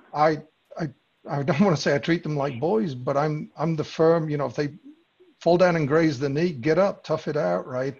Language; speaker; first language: English; native; English